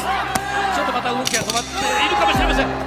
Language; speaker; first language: Japanese; native; Japanese